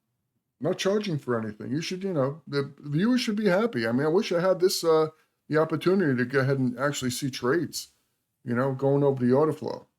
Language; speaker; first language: English; native; English